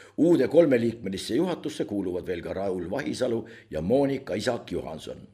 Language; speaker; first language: Estonian; native; Estonian